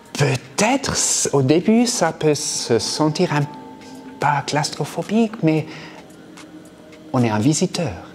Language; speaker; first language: French; non-native, fluent; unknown